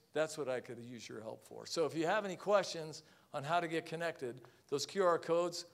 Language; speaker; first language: English; native; English